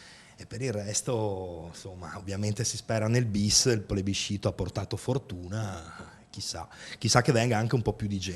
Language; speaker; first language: Italian; native; Italian